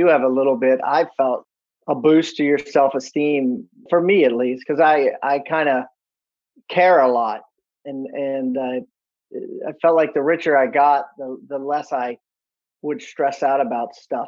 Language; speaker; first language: English; native; English